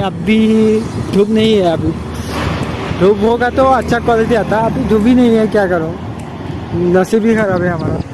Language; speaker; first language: Hindi; non-native, local second language; Assamese